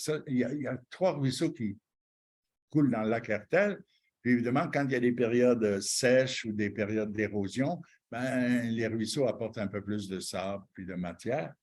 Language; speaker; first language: French; native; French